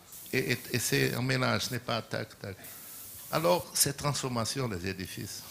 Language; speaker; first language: French; non-native, learner; Portuguese